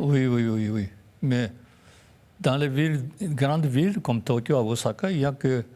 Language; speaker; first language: French; non-native, fluent; Japanese